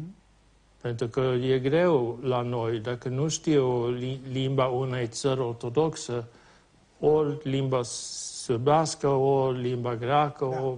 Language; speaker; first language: Romanian; non-native, fluent; Swedish